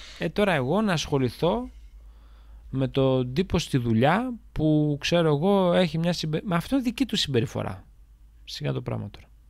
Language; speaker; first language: Greek; native; Greek